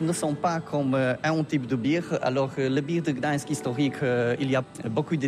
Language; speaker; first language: French; non-native, learner; Polish